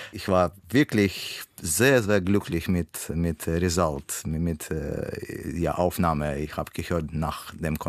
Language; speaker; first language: German; non-native, learner; Russian